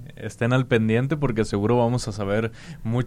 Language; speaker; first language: Spanish; native; Spanish